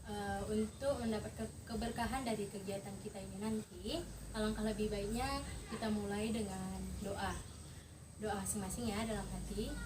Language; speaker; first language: Indonesian; native; Indonesian